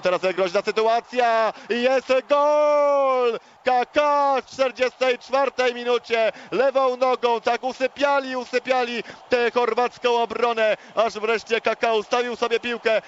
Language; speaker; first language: Polish; native; Polish